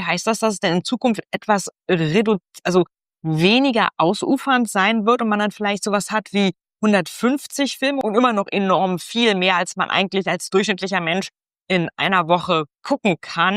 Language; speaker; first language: German; native; German